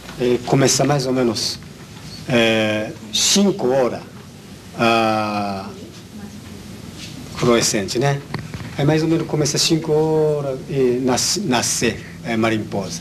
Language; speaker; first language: Portuguese; non-native, learner; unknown